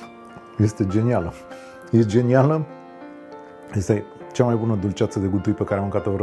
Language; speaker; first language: Romanian; native; Romanian